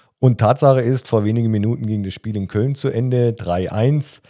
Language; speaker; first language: German; native; German